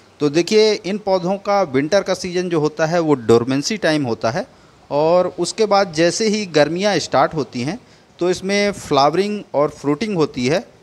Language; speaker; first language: Hindi; native; Hindi